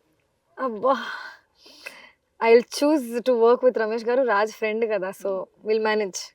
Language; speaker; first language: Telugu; non-native, local second language; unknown